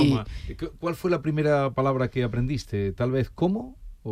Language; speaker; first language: Spanish; native; Spanish